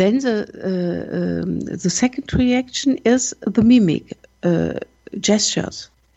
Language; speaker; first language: English; non-native, learner; German